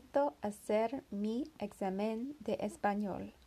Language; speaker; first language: Spanish; non-native, learner; English